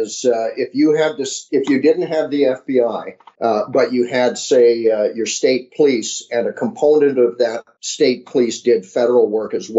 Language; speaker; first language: English; native; English